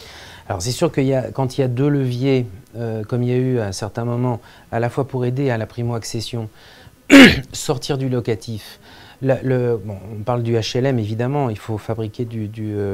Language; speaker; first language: French; native; French